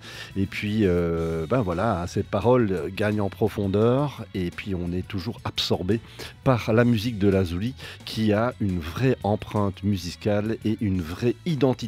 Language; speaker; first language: French; native; French